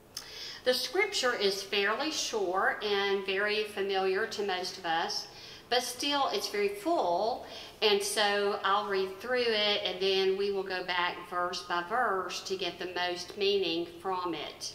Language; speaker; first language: English; native; English